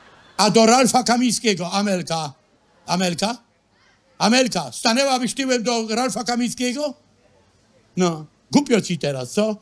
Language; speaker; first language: Polish; native; Polish